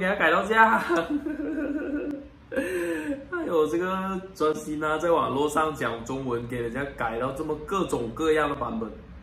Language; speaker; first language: Chinese; native; Chinese